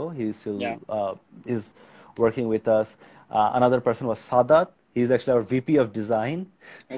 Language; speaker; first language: English; non-native, local second language; Bangla